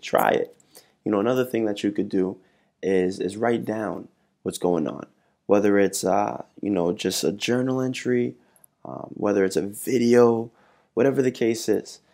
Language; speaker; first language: English; native; English